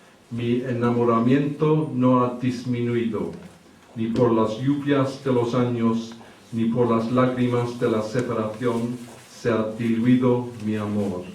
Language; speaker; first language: Spanish; early bilingual, heritage; English